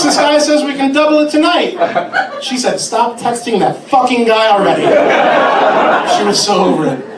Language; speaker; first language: English; native; English